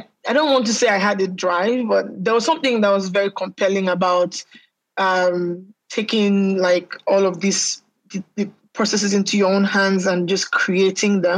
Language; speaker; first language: English; non-native, local second language; Yoruba